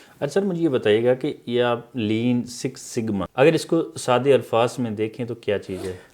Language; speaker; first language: Urdu; native; Urdu